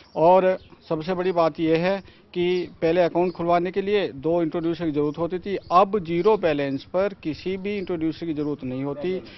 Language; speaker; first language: Hindi; native; Hindi